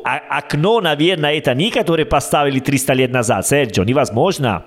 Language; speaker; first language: Russian; non-native, learner; Italian